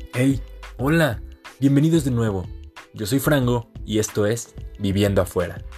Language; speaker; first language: Spanish; native; Spanish